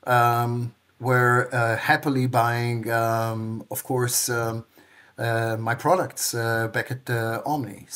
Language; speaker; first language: English; non-native, fluent; Hebrew